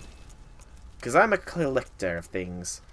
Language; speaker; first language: English; native; English